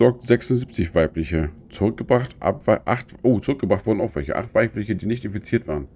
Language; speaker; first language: German; native; German